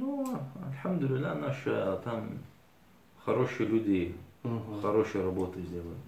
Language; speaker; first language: Russian; early bilingual, heritage; Arabic